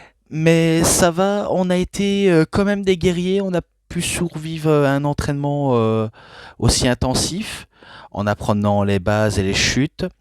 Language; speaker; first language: French; native; French